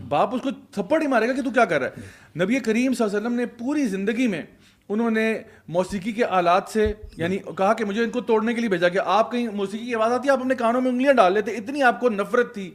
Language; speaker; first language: Urdu; native; Urdu